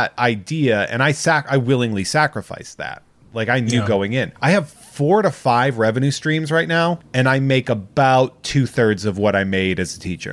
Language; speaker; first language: English; native; English